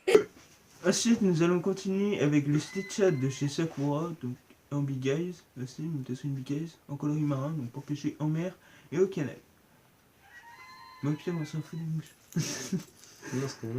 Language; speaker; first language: French; native; French